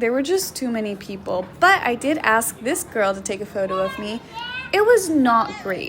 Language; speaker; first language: English; native; English